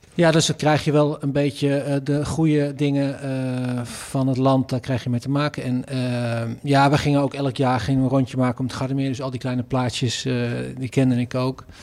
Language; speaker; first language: Dutch; native; Dutch